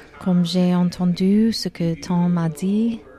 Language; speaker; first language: French; non-native, learner; English